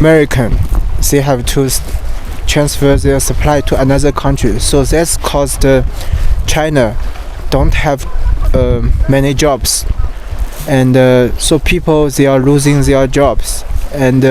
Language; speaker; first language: English; non-native, learner; Chinese